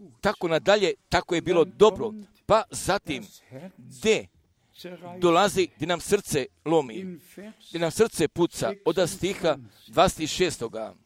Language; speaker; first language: Croatian; early bilingual, heritage; Serbian